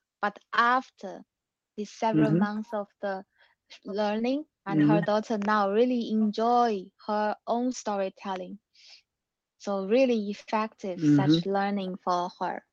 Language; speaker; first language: English; non-native, learner; Chinese